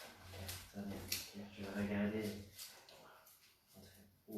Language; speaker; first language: French; non-native, learner; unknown